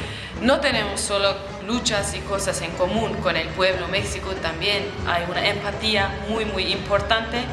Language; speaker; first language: Spanish; non-native, fluent; Kurdish